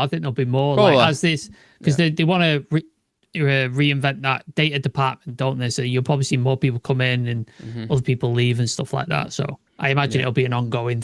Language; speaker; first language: English; native; English